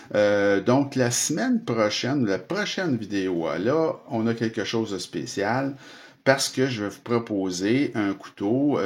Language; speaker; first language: French; native; French